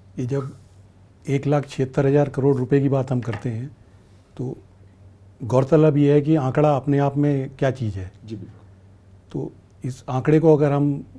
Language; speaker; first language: Hindi; native; Hindi